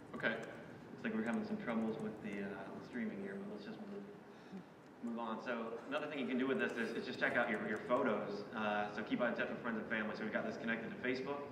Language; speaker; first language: English; native; English